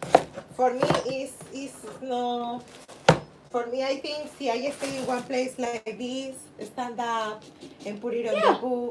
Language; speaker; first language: English; non-native, learner; Spanish